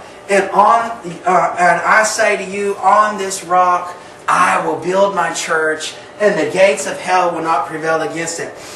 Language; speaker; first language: English; native; English